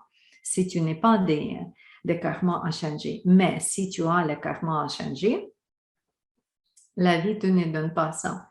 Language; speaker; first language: French; non-native, fluent; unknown